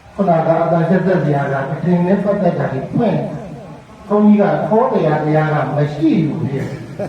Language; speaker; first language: Burmese; native; Burmese